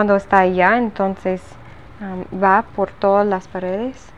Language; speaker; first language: Spanish; non-native, learner; English